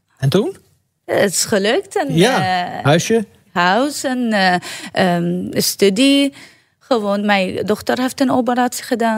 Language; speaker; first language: Dutch; non-native, learner; Arabic